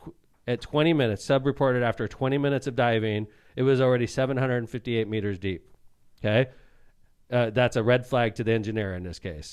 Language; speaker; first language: English; native; English